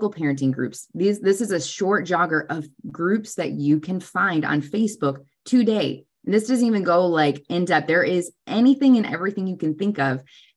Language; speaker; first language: English; native; English